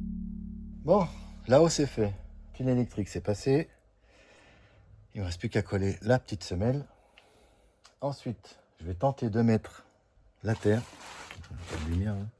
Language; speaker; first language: French; native; French